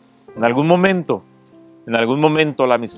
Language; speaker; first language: Spanish; native; Spanish